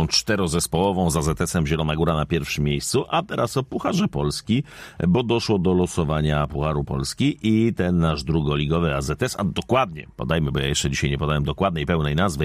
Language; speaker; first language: Polish; native; Polish